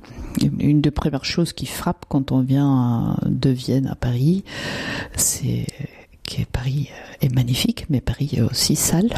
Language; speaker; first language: French; non-native, fluent; German